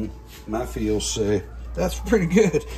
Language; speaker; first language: English; native; English